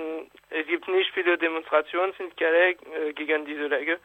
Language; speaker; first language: German; non-native, fluent; French